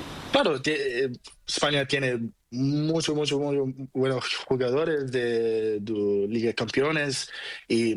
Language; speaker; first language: Spanish; non-native, learner; Portuguese